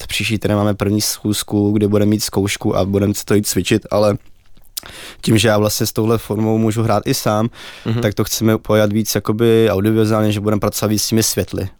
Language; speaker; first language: Czech; early bilingual, other home language; Vietnamese